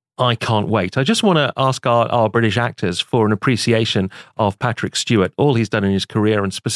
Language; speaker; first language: English; native; English